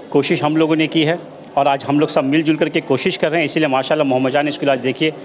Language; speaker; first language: Hindi; non-native, local second language; Urdu